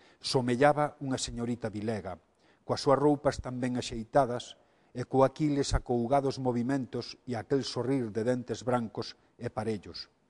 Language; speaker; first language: Galician; native; Galician